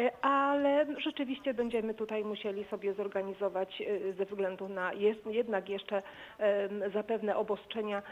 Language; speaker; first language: Polish; native; Polish